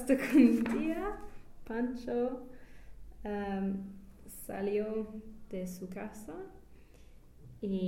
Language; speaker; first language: Spanish; non-native, learner; English